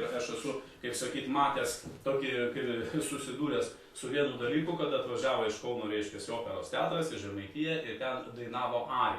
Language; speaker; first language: Lithuanian; native; Lithuanian